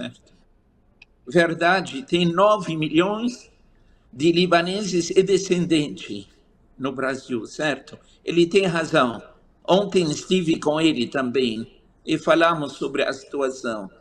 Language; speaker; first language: Portuguese; non-native, fluent; Arabic